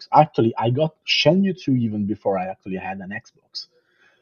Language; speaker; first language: English; non-native, fluent; Italian